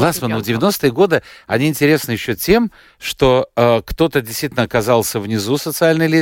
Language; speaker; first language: Russian; native; Russian